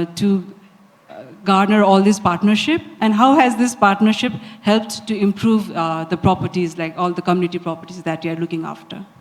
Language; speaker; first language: English; non-native, local second language; Nepali